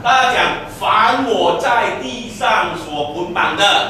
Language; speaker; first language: Chinese; native; Chinese